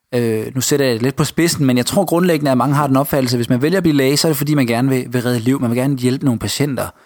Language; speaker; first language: Danish; native; Danish